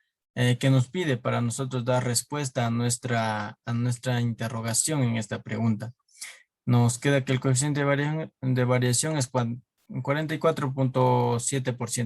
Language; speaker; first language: Spanish; native; Spanish